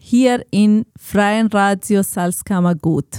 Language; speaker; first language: German; non-native, fluent; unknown